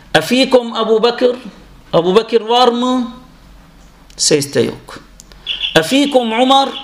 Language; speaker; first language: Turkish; non-native, fluent; Arabic